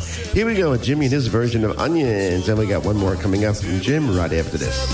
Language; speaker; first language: English; early bilingual, other home language; Polish